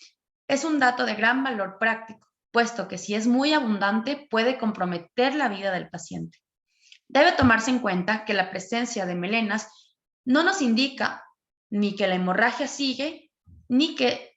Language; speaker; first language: Spanish; native; Spanish